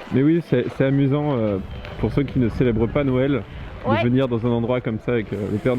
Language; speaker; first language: French; native; French